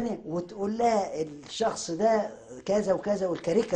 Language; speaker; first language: Arabic; native; Arabic